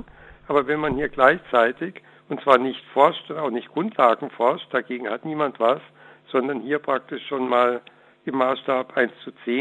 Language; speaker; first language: German; native; German